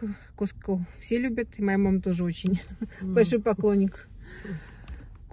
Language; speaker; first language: Russian; native; Russian